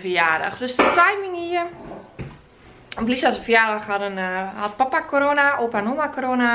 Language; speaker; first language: Dutch; native; Dutch